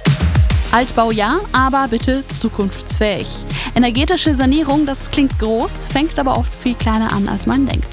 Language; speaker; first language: German; native; German